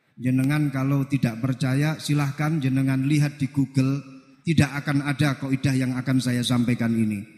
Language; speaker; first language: Indonesian; non-native, local second language; Javanese